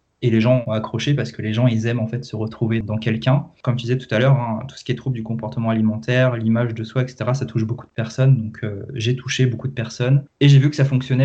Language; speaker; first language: French; native; French